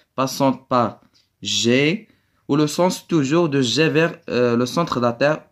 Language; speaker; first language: French; non-native, local second language; Arabic